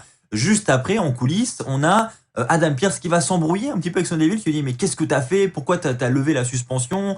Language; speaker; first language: French; native; French